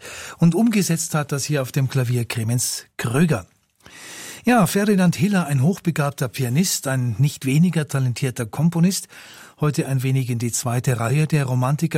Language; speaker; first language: German; native; German